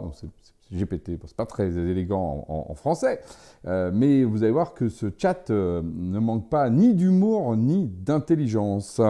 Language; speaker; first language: French; native; French